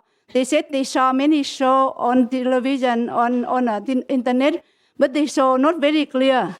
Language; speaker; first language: English; non-native, learner; Vietnamese